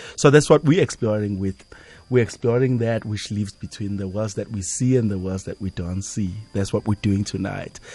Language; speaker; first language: English; non-native, local second language; Zulu